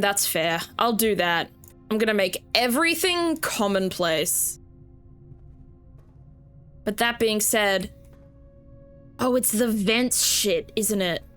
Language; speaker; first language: English; native; English